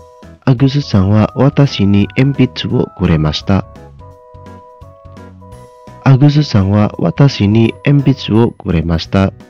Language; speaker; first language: Japanese; non-native, fluent; Indonesian